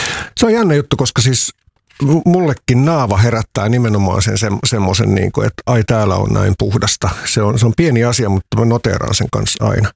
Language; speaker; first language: Finnish; native; Finnish